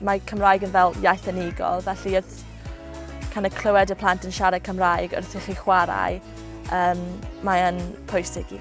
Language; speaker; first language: Welsh; non-native, local second language; English